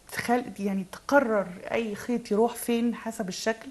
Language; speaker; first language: Arabic; native; Arabic